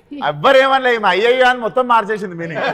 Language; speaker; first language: Telugu; native; Telugu